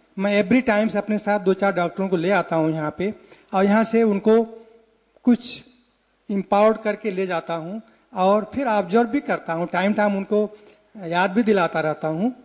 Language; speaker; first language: Hindi; native; Hindi